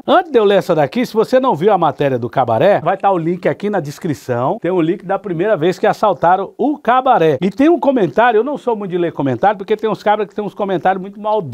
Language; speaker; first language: Portuguese; native; Portuguese